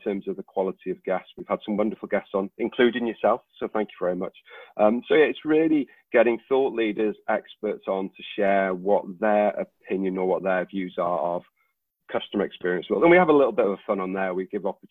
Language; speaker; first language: English; native; English